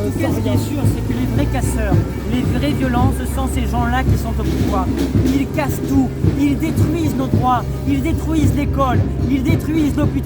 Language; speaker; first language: French; native; French